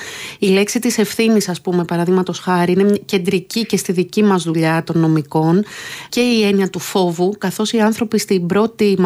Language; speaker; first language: Greek; native; Greek